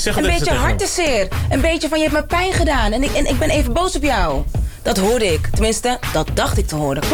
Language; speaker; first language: Dutch; native; Dutch